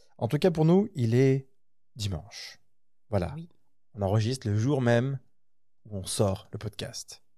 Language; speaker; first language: French; early bilingual, other home language; Arabic